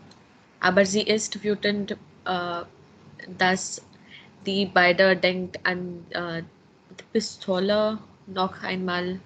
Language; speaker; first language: German; non-native, learner; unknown